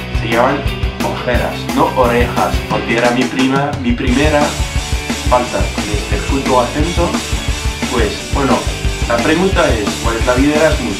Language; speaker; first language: Spanish; non-native, fluent; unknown